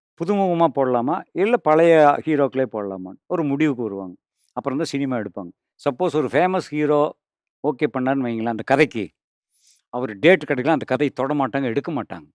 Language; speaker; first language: Tamil; native; Tamil